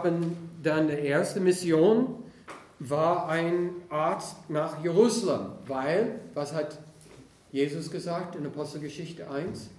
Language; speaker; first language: German; non-native, fluent; English